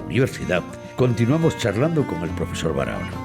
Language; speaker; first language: Spanish; native; Spanish